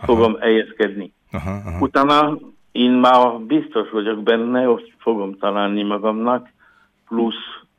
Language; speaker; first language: Hungarian; non-native, learner; French